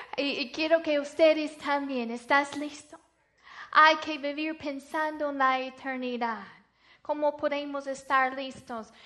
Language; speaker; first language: Spanish; non-native, fluent; English